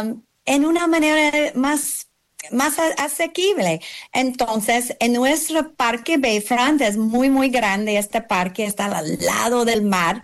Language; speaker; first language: Spanish; non-native, learner; English